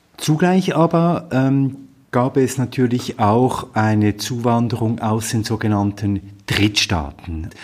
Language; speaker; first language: German; native; German